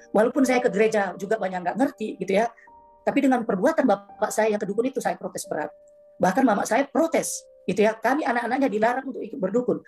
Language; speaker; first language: Indonesian; native; Indonesian